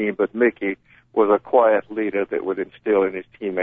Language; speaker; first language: English; native; English